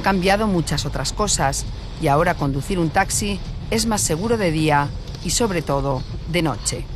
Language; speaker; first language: Spanish; native; Spanish